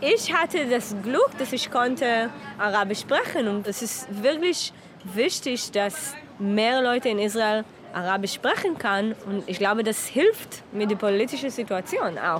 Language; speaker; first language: German; non-native, learner; Hebrew